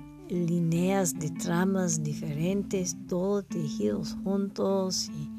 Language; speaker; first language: Spanish; non-native, learner; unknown